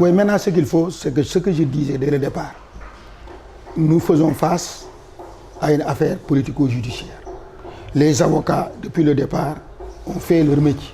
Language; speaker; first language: French; non-native, local second language; Wolof